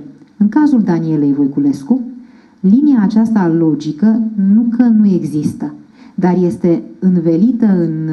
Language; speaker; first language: Romanian; native; Romanian